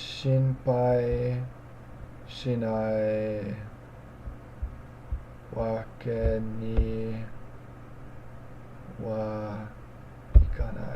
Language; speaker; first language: Japanese; non-native, learner; English